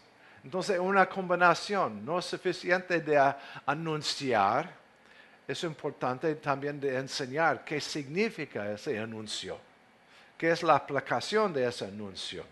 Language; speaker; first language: Spanish; non-native, fluent; English